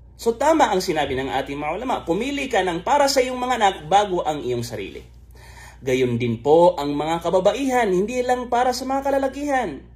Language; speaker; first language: Filipino; non-native, local second language; Maranao